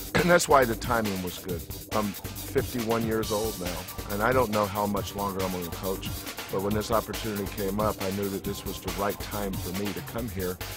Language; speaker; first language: English; native; English